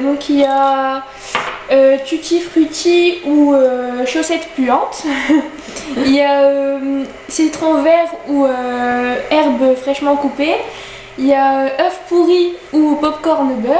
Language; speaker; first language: French; native; French